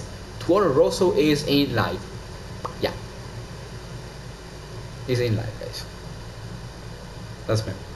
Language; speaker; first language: English; non-native, learner; Italian